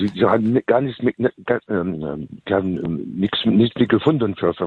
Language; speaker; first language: German; non-native, learner; French